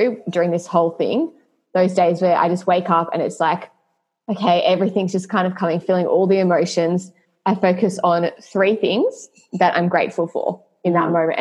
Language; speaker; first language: English; native; English